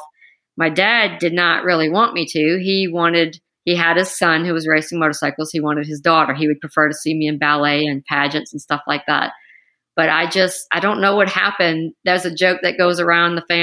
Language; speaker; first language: English; native; English